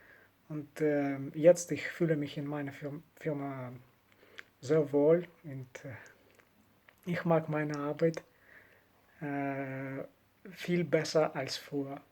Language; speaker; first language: German; non-native, learner; Russian